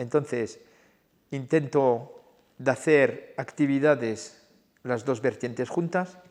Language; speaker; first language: Spanish; early bilingual, heritage; Spanish